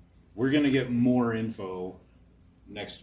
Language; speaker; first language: English; native; English